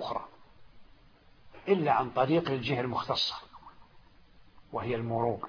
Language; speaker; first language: Arabic; native; Arabic